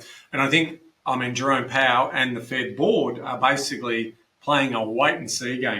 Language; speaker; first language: English; native; English